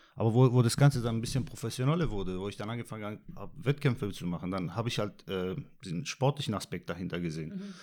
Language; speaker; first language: German; non-native, fluent; Turkish